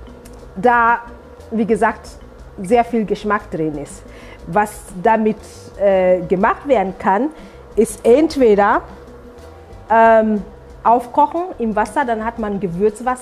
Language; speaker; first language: German; non-native, fluent; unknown